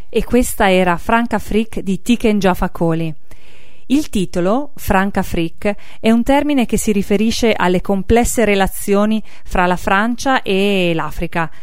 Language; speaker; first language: Italian; native; Italian